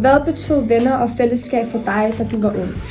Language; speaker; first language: Danish; native; Danish